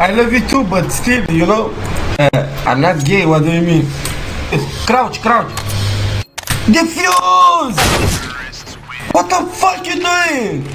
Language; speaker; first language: English; non-native, fluent; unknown